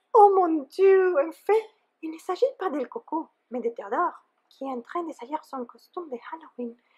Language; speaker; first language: French; non-native, fluent; Spanish